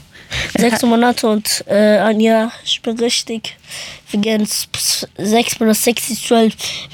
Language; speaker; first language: German; early bilingual, other home language; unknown